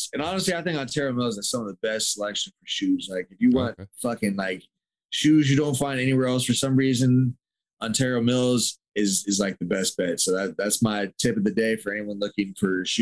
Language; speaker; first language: English; native; English